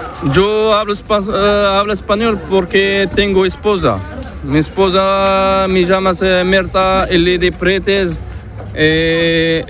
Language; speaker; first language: Spanish; non-native, learner; Arabic